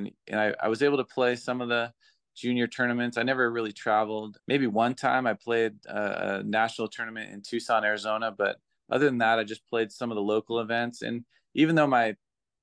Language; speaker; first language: English; native; English